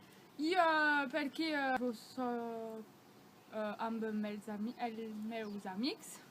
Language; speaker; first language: Catalan; non-native, local second language; French